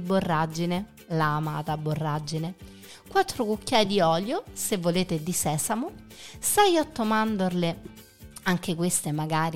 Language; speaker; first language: Italian; native; Italian